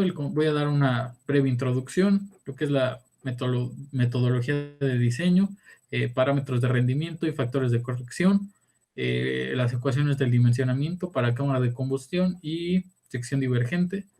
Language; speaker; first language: Spanish; native; Spanish